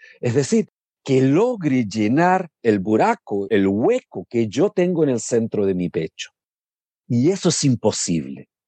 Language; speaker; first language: Spanish; native; Spanish